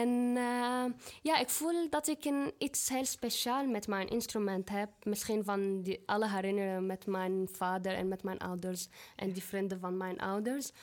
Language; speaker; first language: Dutch; non-native, learner; Arabic